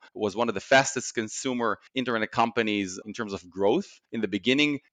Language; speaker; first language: English; non-native, fluent; Hebrew